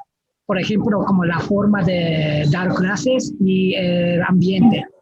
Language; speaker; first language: Spanish; non-native, fluent; Japanese